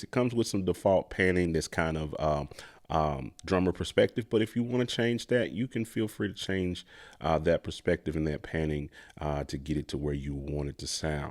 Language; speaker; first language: English; native; English